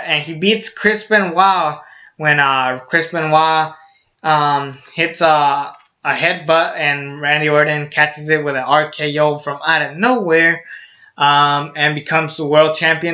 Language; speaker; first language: English; native; English